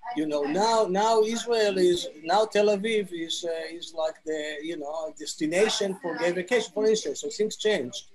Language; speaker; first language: English; non-native, fluent; Hebrew